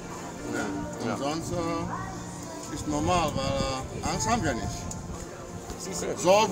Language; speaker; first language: German; non-native, fluent; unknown